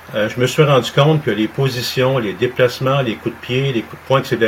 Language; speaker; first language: French; native; French